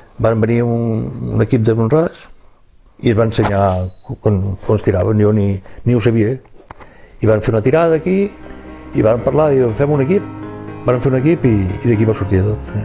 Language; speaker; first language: Catalan; non-native, local second language; Spanish